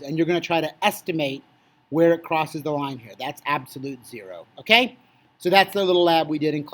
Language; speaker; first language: English; native; English